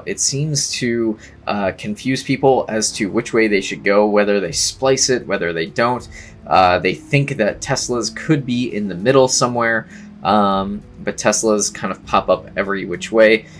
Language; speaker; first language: English; native; English